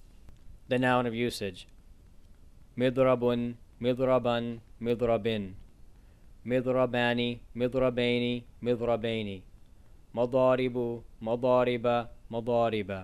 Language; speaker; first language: Arabic; non-native, fluent; English